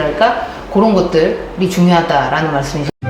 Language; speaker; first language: Korean; native; Korean